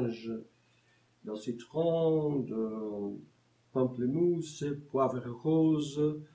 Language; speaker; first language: French; non-native, learner; Portuguese